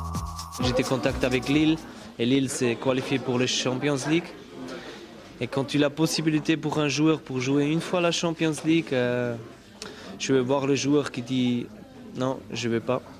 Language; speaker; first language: French; non-native, local second language; German